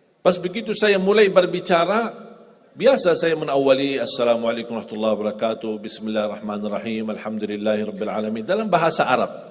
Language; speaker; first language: Indonesian; non-native, fluent; Arabic